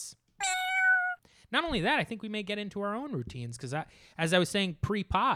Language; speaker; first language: English; native; English